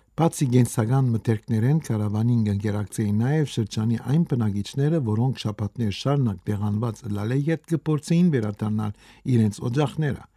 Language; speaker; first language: Armenian; native; Armenian